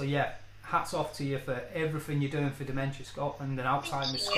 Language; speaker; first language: English; native; English